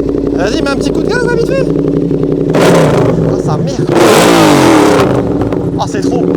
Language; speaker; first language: French; native; French